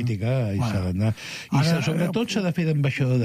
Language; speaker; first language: Catalan; native; Catalan